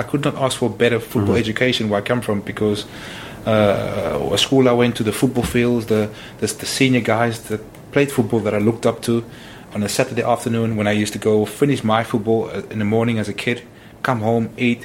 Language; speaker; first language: English; non-native, local second language; Afrikaans